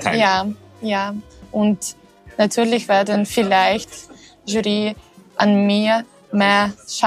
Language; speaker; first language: German; non-native, learner; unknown